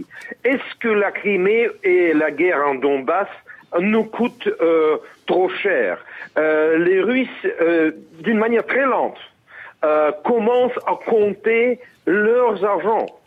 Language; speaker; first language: French; non-native, fluent; Russian